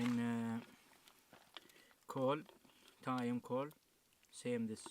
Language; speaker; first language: English; non-native, learner; Arabic